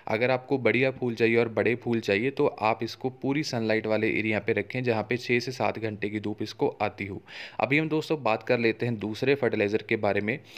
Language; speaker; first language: Hindi; native; Hindi